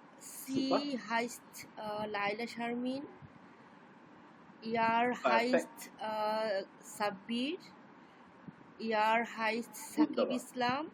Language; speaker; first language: German; non-native, learner; Bangla